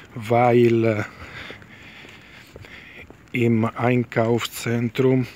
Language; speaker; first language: German; non-native, learner; Italian